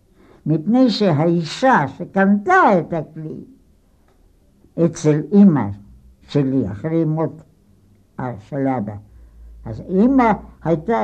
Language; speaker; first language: Hebrew; non-native, fluent; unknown